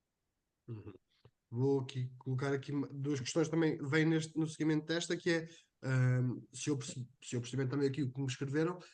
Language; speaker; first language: Portuguese; native; Portuguese